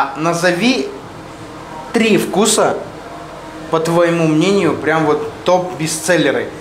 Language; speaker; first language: Russian; native; Russian